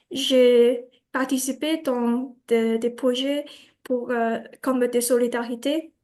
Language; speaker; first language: French; non-native, learner; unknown